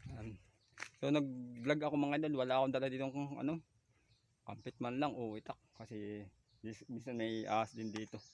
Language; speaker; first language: Filipino; native; Filipino